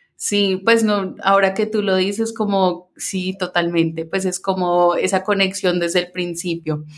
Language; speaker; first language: Spanish; early bilingual, heritage; Spanish